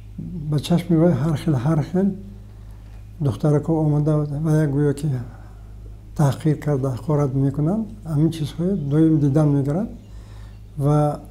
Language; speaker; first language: Tajik; native; Tajik